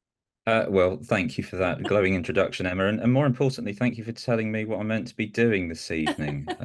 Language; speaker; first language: English; native; English